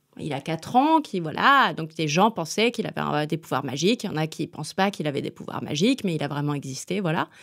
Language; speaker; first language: French; native; French